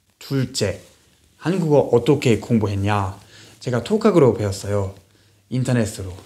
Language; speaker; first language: Korean; non-native, fluent; English